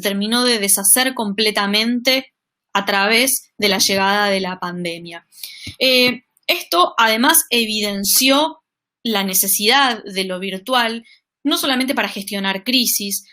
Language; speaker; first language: Spanish; native; Spanish